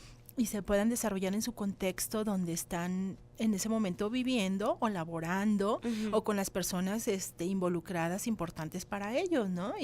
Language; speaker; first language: Spanish; native; Spanish